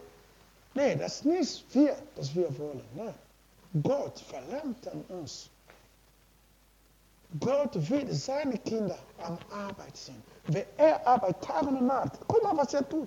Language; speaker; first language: German; non-native, learner; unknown